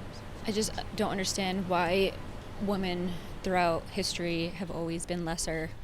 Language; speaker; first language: English; native; English